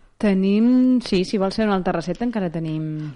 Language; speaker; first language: Catalan; native; Catalan